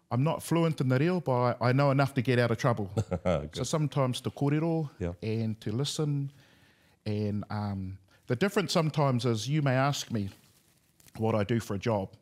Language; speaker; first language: English; native; English